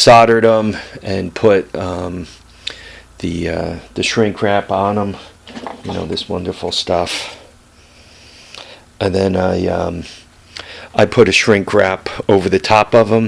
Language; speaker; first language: English; native; English